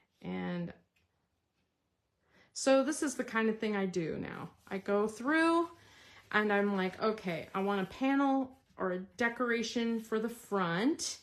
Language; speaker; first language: English; native; English